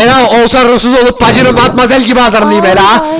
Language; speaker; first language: Turkish; native; Turkish